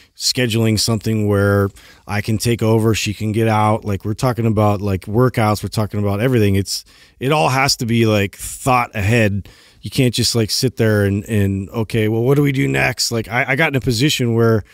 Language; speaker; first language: English; native; English